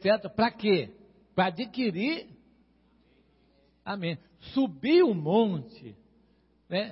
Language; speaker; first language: Portuguese; native; Portuguese